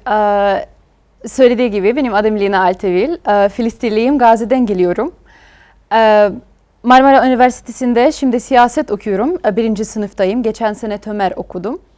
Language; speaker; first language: Turkish; non-native, fluent; Arabic